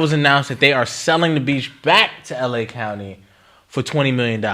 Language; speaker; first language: English; native; English